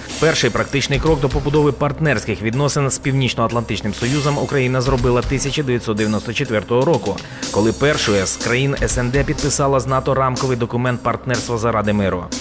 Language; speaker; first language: Ukrainian; native; Ukrainian